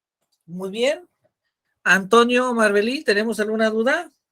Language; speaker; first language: Spanish; native; Spanish